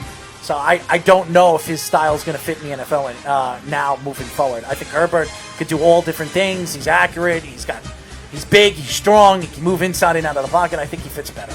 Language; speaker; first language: English; native; English